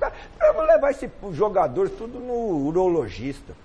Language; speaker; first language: Portuguese; native; Portuguese